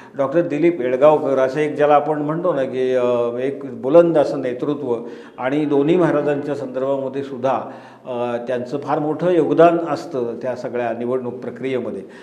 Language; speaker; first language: Marathi; native; Marathi